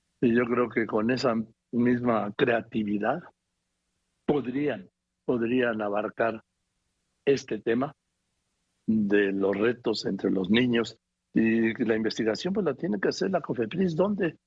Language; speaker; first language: Spanish; native; Spanish